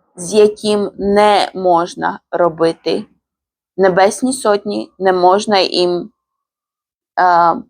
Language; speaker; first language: Ukrainian; non-native, fluent; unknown